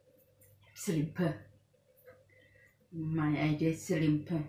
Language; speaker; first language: English; non-native, learner; Thai